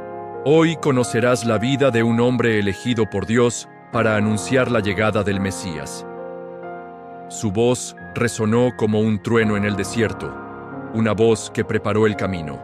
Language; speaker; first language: Spanish; native; Spanish